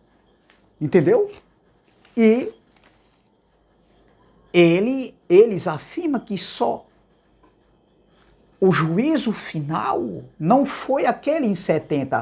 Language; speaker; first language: Portuguese; native; Portuguese